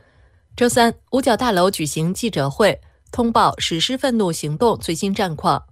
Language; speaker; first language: Chinese; native; Chinese